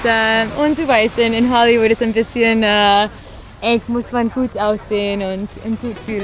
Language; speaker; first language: German; non-native, learner; Spanish